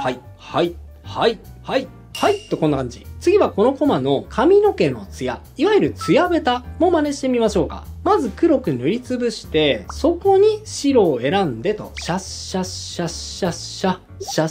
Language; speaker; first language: Japanese; native; Japanese